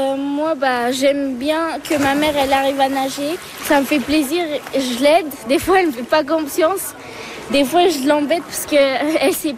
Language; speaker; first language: French; early bilingual, other home language; Turkish